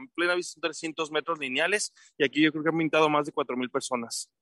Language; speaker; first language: Spanish; native; Spanish